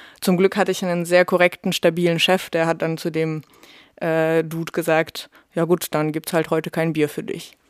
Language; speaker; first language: German; early bilingual, other home language; Russian